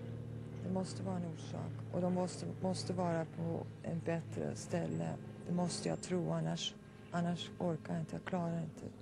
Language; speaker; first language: Swedish; early bilingual, heritage; Swedish